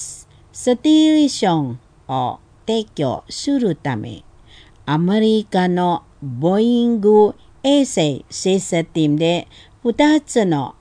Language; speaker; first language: Japanese; non-native, fluent; Indonesian